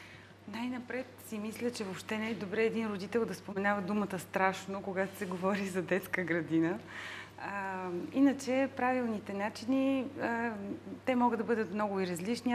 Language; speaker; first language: Bulgarian; native; Bulgarian